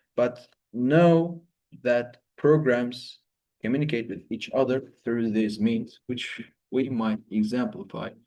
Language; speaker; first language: English; non-native, fluent; Turkish